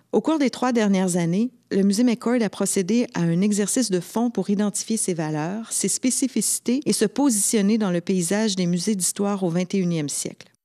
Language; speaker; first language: French; native; French